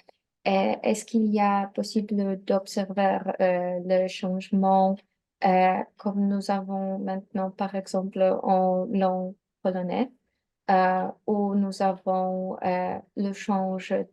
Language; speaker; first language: French; non-native, learner; Polish